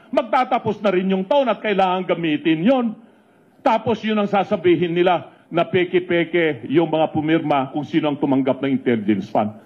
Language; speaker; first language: Filipino; non-native, local second language; Iloko